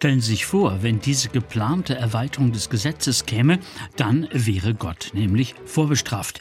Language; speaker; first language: German; native; German